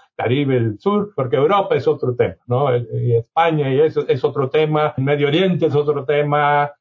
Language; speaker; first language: Spanish; native; Spanish